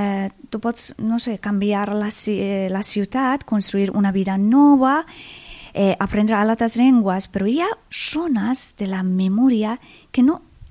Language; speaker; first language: Catalan; non-native, fluent; Persian